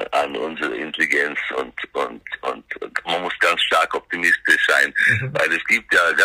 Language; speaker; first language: German; non-native, fluent; Swedish